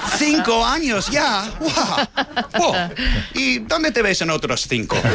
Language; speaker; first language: Spanish; non-native, fluent; English